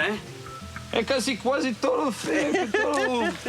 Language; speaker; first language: Portuguese; non-native, learner; French